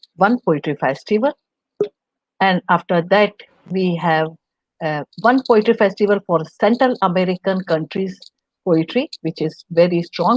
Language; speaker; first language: English; non-native, local second language; Hindi